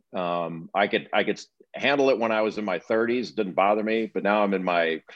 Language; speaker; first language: English; native; English